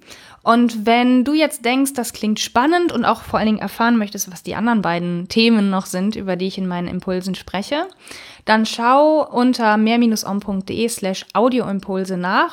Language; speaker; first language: German; native; German